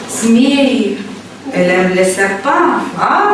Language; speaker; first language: French; non-native, fluent; Russian